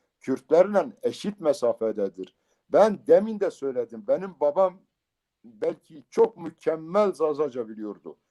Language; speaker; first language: Turkish; non-native, local second language; Kurdish